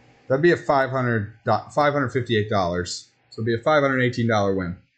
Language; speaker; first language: English; native; English